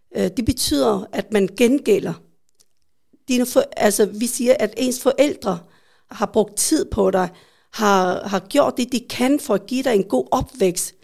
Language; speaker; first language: Danish; early bilingual, other home language; Vietnamese